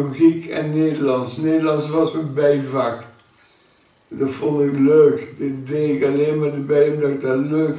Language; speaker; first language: Dutch; native; Dutch